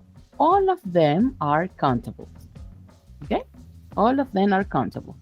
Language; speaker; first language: English; non-native, fluent; Spanish